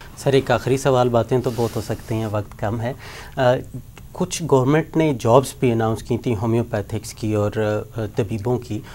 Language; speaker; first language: Urdu; native; Urdu